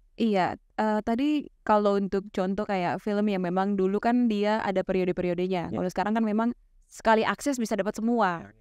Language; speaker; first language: Indonesian; native; Indonesian